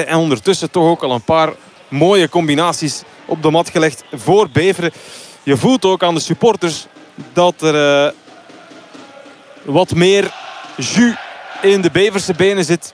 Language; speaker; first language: Dutch; native; Dutch